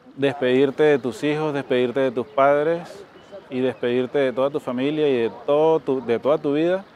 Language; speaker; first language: Spanish; native; Spanish